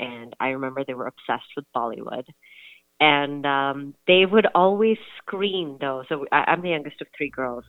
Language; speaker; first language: English; non-native, local second language; Urdu